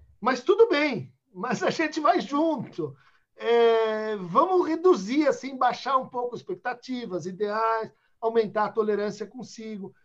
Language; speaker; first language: Portuguese; native; Portuguese